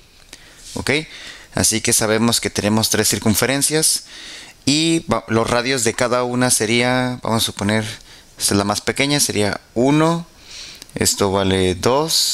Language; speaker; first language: Spanish; native; Spanish